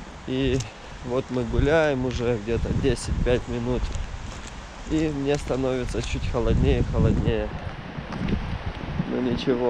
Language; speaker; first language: Russian; non-native, fluent; Romanian